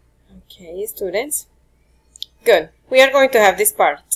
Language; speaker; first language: English; non-native, fluent; Spanish